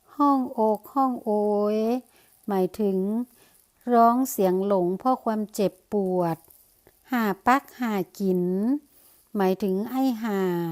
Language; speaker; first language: Thai; native; Thai